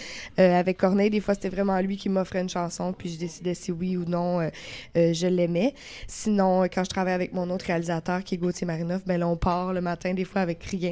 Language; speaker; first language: French; native; French